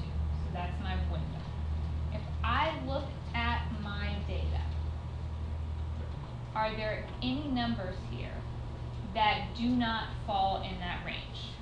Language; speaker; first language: English; native; English